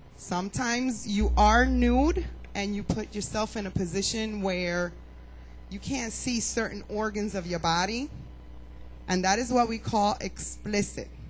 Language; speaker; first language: English; early bilingual, other home language; Spanish